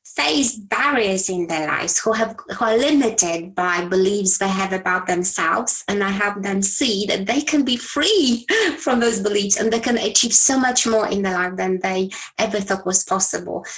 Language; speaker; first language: English; non-native, fluent; Polish